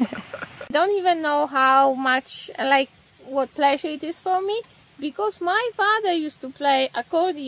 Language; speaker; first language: English; non-native, fluent; Polish